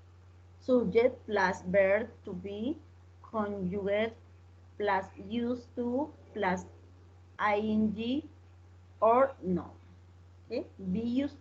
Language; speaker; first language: English; non-native, learner; Spanish